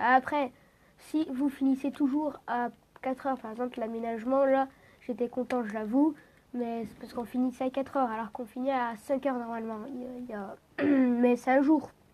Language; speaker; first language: French; native; French